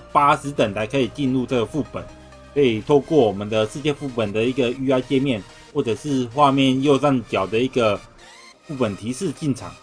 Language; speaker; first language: Chinese; native; Chinese